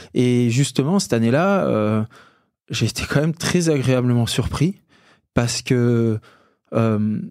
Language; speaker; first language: French; native; French